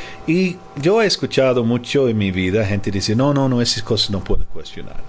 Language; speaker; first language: Spanish; non-native, fluent; English